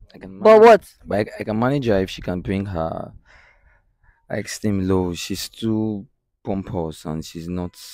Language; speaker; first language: English; non-native, local second language; Bini